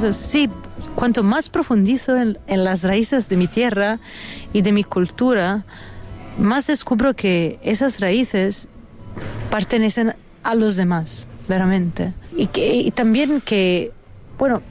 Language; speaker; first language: Spanish; non-native, fluent; Italian